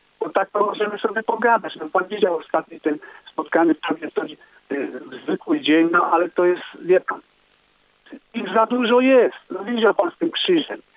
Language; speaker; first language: Polish; native; Polish